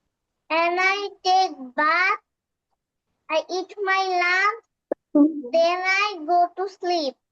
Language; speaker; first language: English; non-native, learner; Bangla